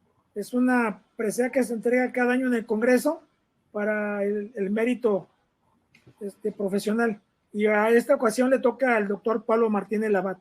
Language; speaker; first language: Spanish; native; Spanish